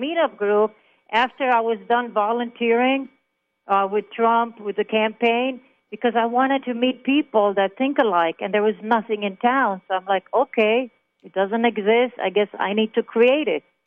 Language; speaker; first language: English; non-native, fluent; Hebrew